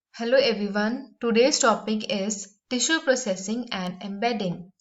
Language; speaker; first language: English; non-native, local second language; Punjabi